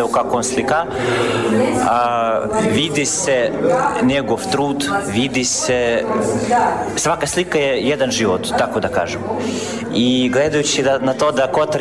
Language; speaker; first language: Serbian; non-native, fluent; Russian